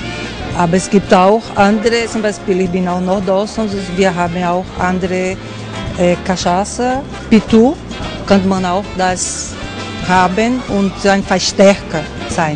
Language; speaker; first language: German; non-native, learner; Portuguese